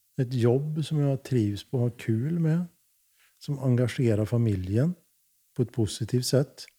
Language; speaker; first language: Swedish; native; Swedish